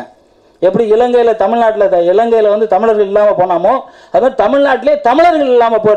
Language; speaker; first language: Tamil; native; Tamil